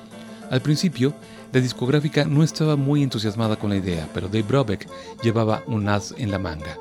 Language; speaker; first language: Spanish; native; Spanish